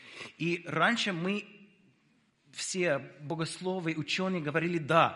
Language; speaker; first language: Russian; non-native, fluent; English